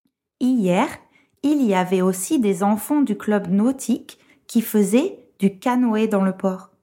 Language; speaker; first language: French; non-native, fluent; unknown